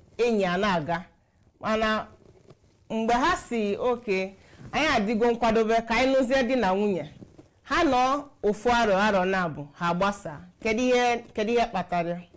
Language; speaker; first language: Igbo; native; Igbo